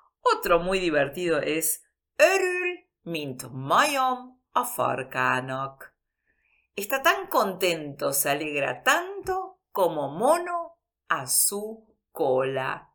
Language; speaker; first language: Spanish; early bilingual, heritage; Spanish